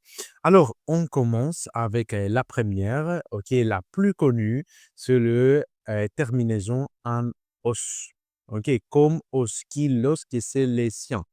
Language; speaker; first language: French; non-native, learner; Greek